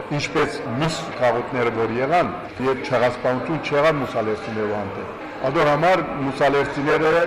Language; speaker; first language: Armenian; early bilingual, heritage; Armenian